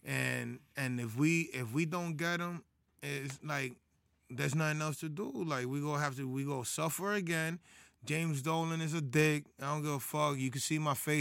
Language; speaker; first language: English; early bilingual, other home language; Spanish